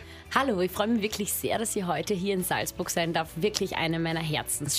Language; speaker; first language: German; native; German